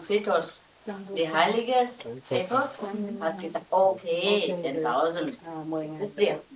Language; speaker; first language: German; non-native, learner; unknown